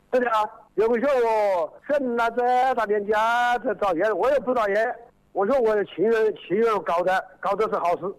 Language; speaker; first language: Chinese; native; Chinese